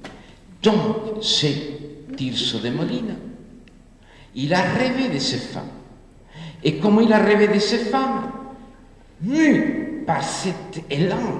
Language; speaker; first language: French; non-native, fluent; Spanish